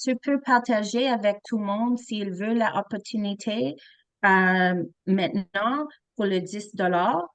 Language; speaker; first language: French; non-native, local second language; English